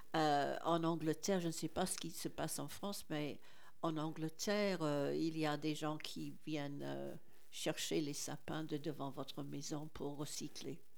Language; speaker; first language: French; non-native, fluent; English